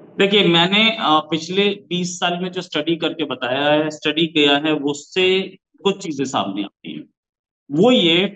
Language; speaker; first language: Hindi; native; Hindi